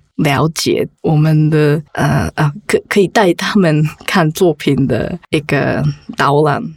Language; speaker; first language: Chinese; non-native, fluent; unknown